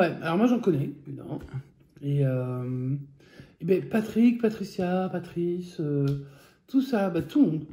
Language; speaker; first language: French; native; French